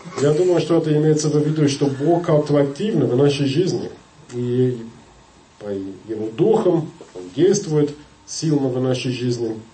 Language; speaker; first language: Russian; non-native, fluent; English